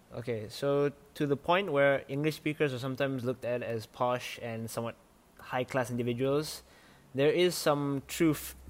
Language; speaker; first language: English; non-native, local second language; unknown